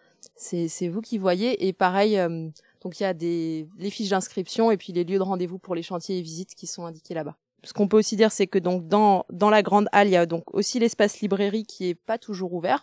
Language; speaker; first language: French; native; French